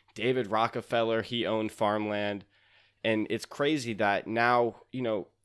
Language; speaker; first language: English; native; English